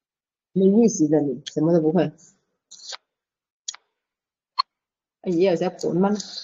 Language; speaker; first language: Chinese; non-native, local second language; Cantonese